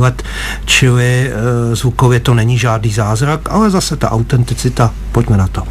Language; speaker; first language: Czech; native; Czech